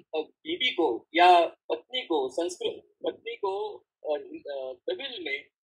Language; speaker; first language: Hindi; non-native, local second language; Marathi